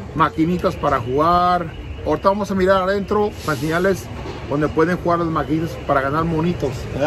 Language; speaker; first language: Spanish; early bilingual, heritage; Spanish